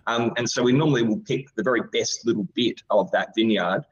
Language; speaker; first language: English; native; English